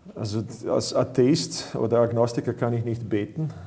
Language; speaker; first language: German; non-native, fluent; Bosnian